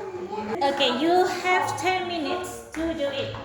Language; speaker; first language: English; non-native, learner; Indonesian